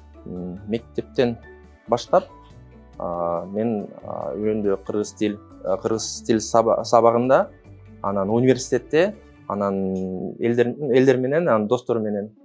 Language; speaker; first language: Kyrgyz; non-native, local second language; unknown